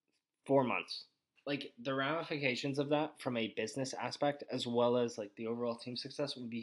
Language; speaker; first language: English; native; English